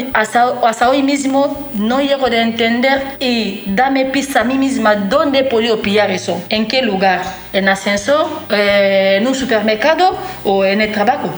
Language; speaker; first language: Spanish; non-native, fluent; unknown